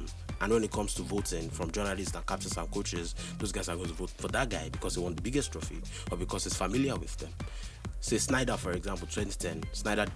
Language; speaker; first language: English; non-native, local second language; Yoruba